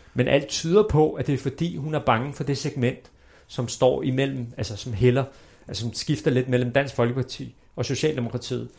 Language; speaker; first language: Danish; early bilingual, other home language; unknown